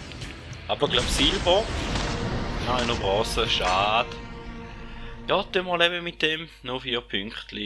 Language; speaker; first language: German; native; German